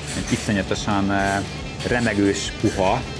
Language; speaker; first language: Hungarian; native; Hungarian